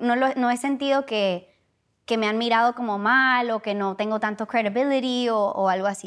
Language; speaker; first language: Spanish; early bilingual, heritage; Spanish